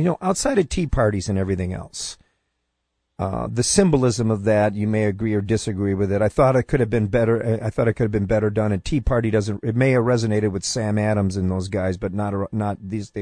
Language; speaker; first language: English; native; English